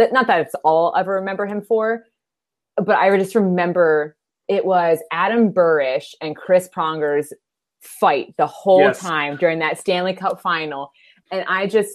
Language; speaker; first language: English; native; English